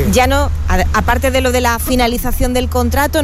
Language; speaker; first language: Spanish; native; Spanish